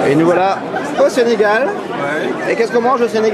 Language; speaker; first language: French; native; French